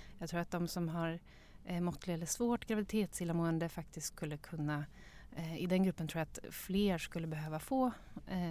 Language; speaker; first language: Swedish; native; Swedish